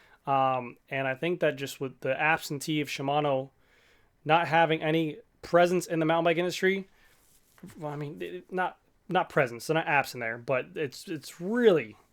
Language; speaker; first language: English; native; English